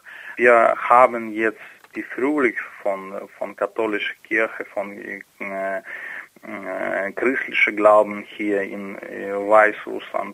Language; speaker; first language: German; non-native, learner; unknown